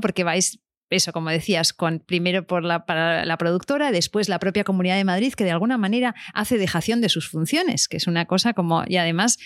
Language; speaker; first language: Spanish; native; Spanish